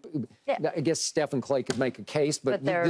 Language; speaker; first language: English; native; English